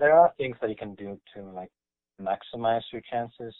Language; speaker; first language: English; non-native, fluent; Icelandic